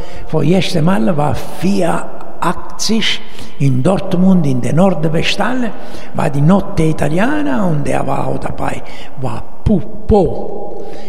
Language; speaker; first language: German; non-native, fluent; Italian